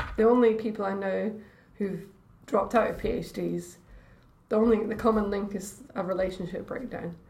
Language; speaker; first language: English; native; English